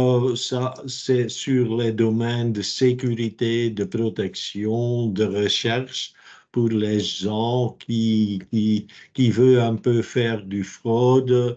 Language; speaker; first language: French; non-native, local second language; Dutch